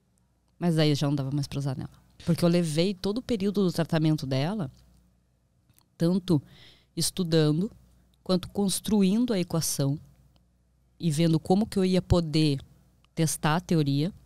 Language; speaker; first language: Portuguese; native; Portuguese